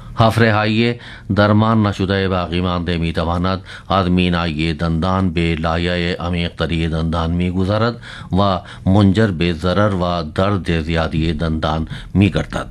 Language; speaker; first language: Persian; non-native, fluent; Urdu